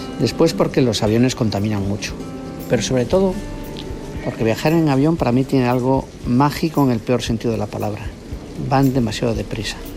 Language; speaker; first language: Spanish; native; Spanish